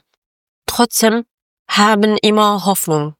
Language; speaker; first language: German; non-native, learner; Persian